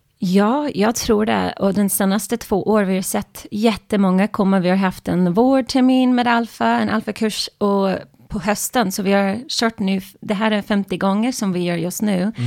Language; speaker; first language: Swedish; non-native, fluent; English